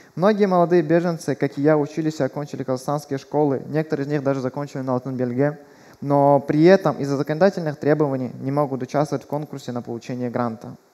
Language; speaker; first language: Russian; early bilingual, other home language; Persian